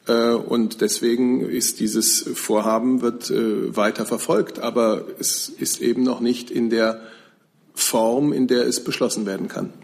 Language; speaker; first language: German; native; German